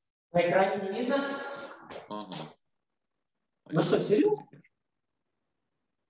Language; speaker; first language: Russian; native; Russian